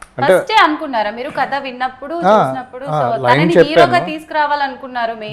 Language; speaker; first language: Telugu; native; Telugu